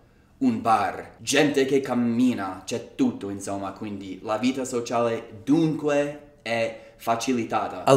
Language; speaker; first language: Italian; non-native, fluent; English